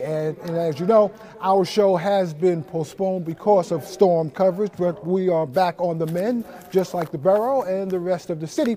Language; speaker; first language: English; native; English